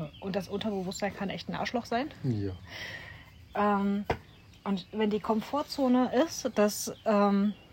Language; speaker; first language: German; native; German